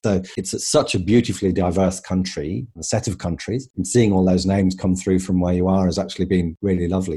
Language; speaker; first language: English; native; English